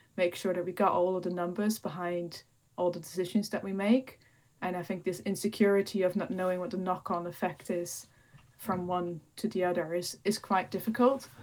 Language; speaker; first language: English; non-native, fluent; Dutch